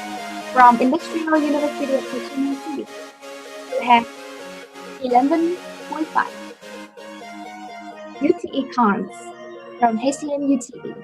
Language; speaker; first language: English; non-native, fluent; Vietnamese